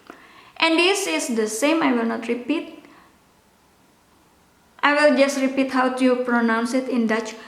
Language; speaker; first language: English; non-native, local second language; Indonesian